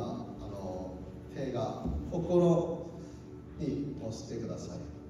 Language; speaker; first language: Japanese; non-native, learner; Cantonese